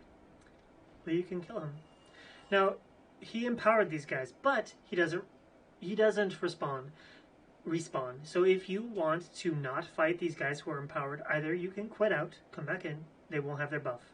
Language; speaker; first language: English; native; English